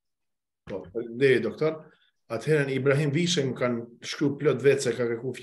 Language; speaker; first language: Albanian; native; Albanian